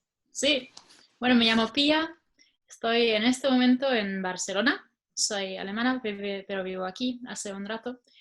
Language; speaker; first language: Spanish; non-native, fluent; German